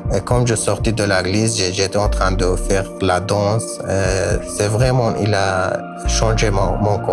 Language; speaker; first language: French; non-native, learner; Kurdish